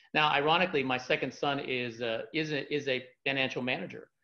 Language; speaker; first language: English; native; English